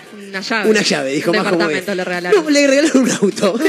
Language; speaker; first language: Spanish; native; Spanish